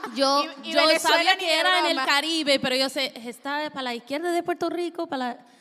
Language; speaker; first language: Spanish; non-native, fluent; English